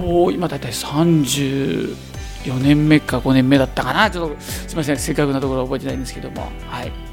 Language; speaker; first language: Japanese; native; Japanese